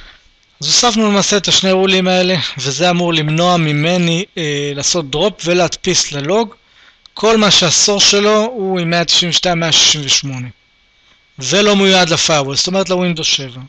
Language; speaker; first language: Hebrew; native; Hebrew